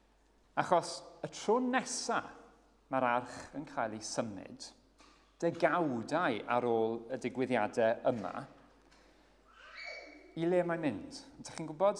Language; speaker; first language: Welsh; native; Welsh